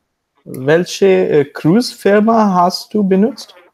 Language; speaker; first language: German; non-native, learner; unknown